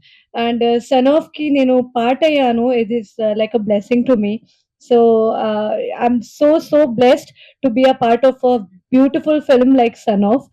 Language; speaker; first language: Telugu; non-native, fluent; Hindi